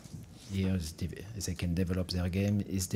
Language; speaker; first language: English; non-native, fluent; French